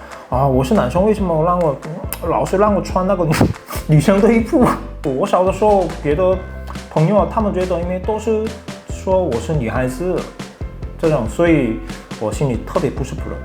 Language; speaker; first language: Chinese; non-native, fluent; Korean